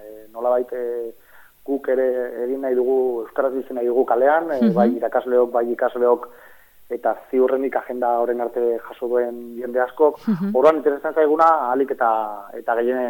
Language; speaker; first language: Basque; native; Basque